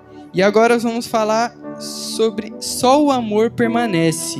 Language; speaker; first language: Portuguese; native; Portuguese